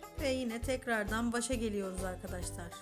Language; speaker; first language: Turkish; native; Turkish